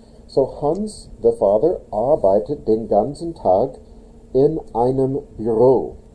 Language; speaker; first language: German; non-native, fluent; English